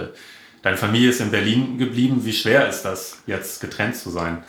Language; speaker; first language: German; native; German